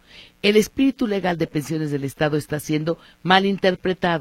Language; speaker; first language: Spanish; native; Spanish